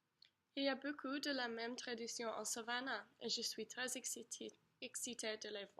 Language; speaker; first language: French; non-native, learner; English